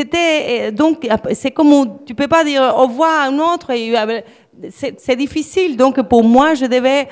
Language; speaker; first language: French; non-native, fluent; Spanish